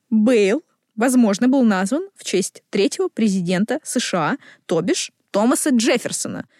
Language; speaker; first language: Russian; native; Russian